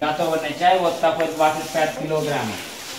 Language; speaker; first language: Russian; non-native, learner; Sinhala